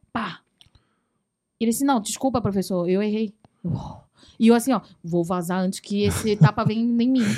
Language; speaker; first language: Portuguese; early bilingual, other home language; Chinese